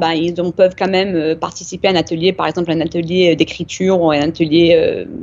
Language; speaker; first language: French; native; French